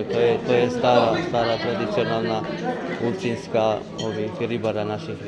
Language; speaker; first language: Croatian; non-native, local second language; Albanian